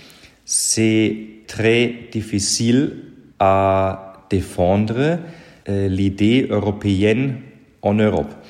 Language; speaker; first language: French; non-native, learner; German